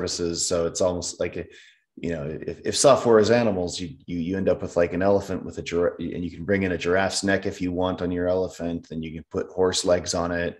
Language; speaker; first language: English; native; English